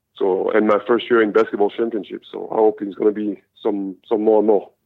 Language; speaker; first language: English; non-native, fluent; French